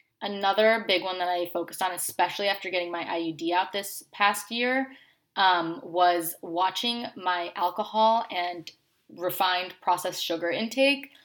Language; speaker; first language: English; native; English